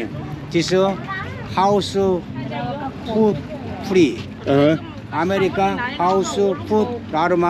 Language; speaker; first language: English; non-native, learner; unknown